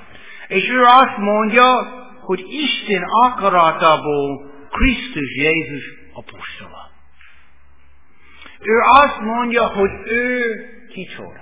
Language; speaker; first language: Hungarian; non-native, fluent; English